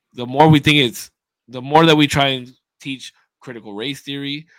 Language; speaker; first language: English; native; English